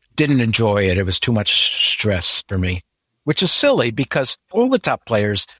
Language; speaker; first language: English; native; English